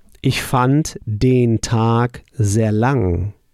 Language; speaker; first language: German; non-native, fluent; English